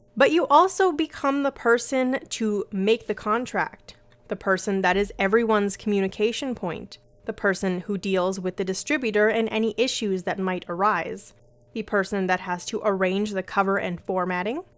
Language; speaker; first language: English; native; English